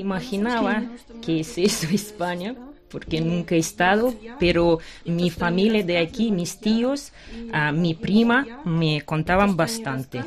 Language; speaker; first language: Spanish; non-native, fluent; Ukrainian